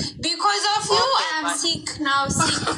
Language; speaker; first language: English; non-native, learner; Amharic